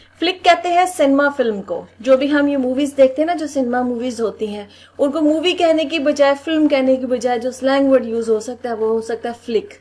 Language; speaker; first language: Urdu; native; Urdu